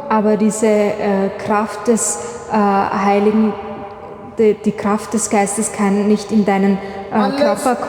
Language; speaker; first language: German; non-native, fluent; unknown